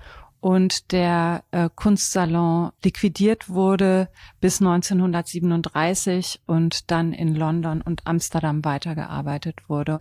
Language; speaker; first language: German; native; German